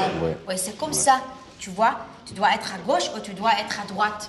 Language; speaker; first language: French; non-native, learner; Hebrew